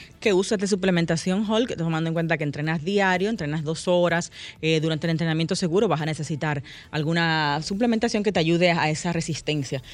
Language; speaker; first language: Spanish; native; Spanish